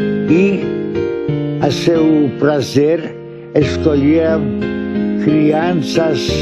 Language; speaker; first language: Portuguese; non-native, fluent; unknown